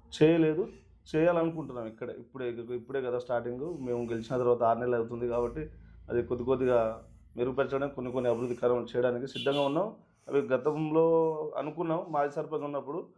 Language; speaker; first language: Telugu; non-native, local second language; Lambadi